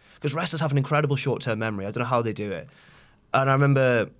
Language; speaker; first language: English; native; English